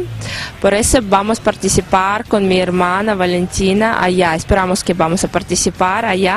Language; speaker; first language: Spanish; non-native, learner; Russian